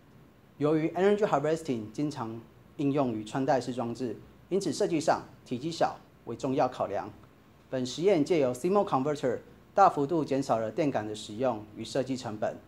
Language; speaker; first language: Chinese; native; Chinese